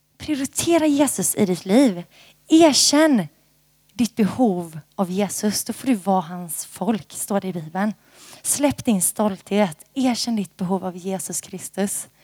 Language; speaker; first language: Swedish; native; Swedish